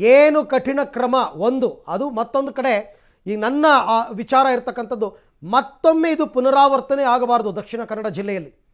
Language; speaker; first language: Kannada; native; Kannada